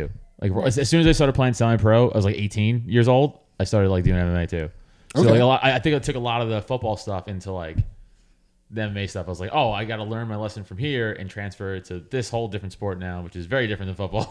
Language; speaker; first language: English; native; English